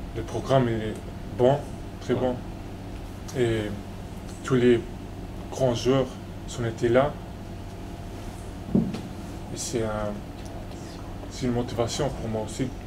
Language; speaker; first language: French; non-native, learner; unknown